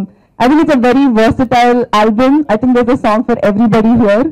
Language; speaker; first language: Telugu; non-native, learner; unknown